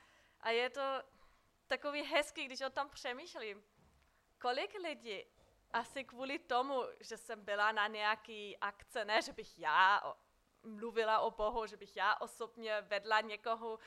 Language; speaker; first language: Czech; non-native, fluent; German